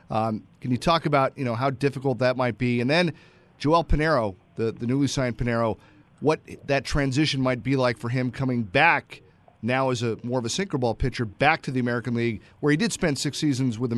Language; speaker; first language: English; native; English